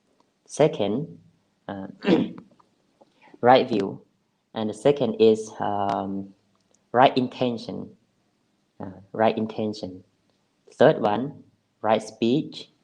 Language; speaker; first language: English; non-native, fluent; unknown